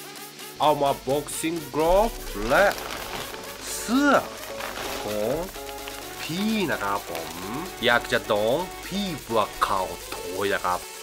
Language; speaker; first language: Thai; non-native, learner; Japanese